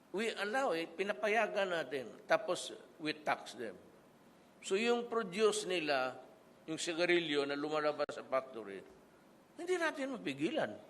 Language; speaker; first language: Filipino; non-native, local second language; Cebuano